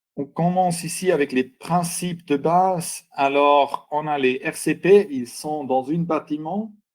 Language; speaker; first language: French; non-native, local second language; German